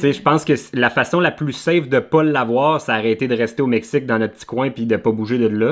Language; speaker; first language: French; native; French